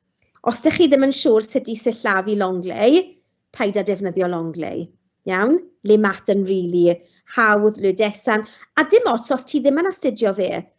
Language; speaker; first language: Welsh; non-native, local second language; English